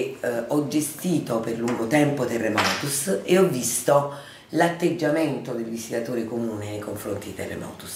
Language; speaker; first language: Italian; native; Italian